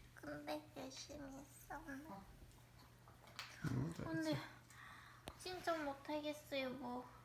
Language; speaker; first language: Korean; non-native, learner; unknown